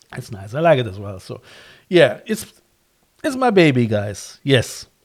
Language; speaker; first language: English; non-native, fluent; German